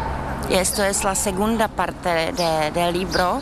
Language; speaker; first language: Spanish; non-native, fluent; Czech